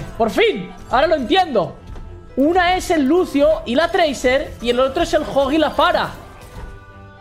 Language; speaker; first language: Spanish; native; Spanish